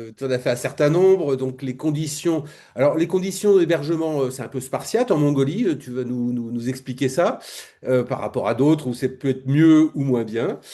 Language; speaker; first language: French; native; French